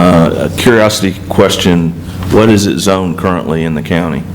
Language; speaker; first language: English; native; English